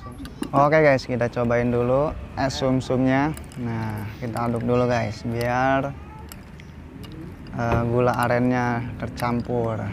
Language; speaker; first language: Indonesian; native; Indonesian